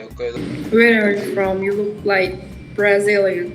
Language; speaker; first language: English; non-native, learner; Arabic